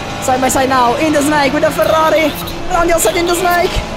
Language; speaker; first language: English; non-native, fluent; Italian